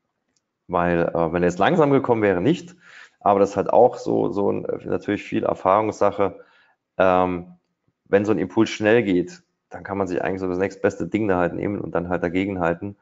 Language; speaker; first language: German; native; German